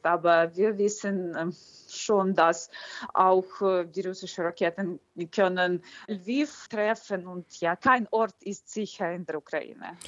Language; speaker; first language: German; non-native, fluent; Ukrainian